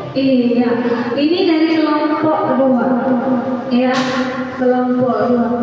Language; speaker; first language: Indonesian; native; Indonesian